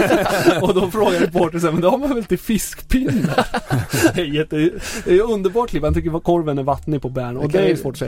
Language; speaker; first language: Swedish; native; Swedish